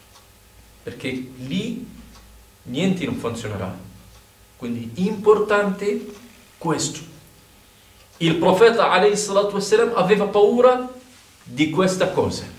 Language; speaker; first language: Italian; non-native, fluent; Arabic